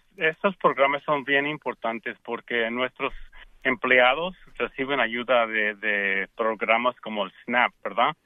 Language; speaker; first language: Spanish; early bilingual, heritage; Spanish